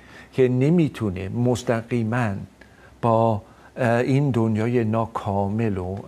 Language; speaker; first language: Persian; non-native, fluent; Dutch